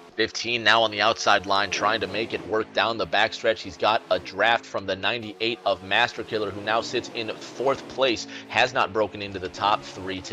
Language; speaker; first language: English; native; English